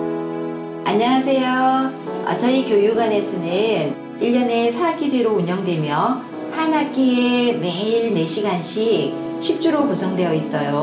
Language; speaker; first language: Korean; native; Korean